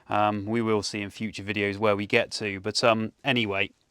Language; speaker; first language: English; native; English